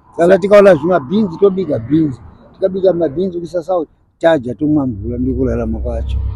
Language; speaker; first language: Shona; early bilingual, other home language; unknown